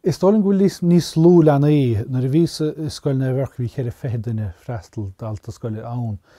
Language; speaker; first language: Irish; native; Irish